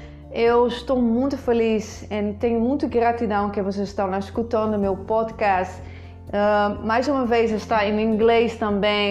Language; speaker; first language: Portuguese; non-native, fluent; Dutch